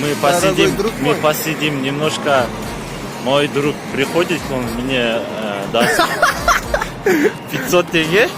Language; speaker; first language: Russian; non-native, local second language; Kazakh